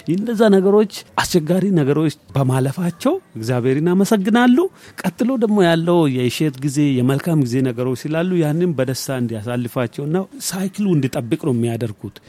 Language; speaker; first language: Amharic; non-native, local second language; Oromo